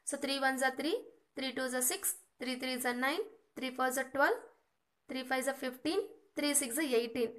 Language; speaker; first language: English; non-native, local second language; Kannada